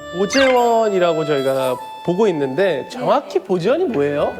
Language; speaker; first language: Korean; native; Korean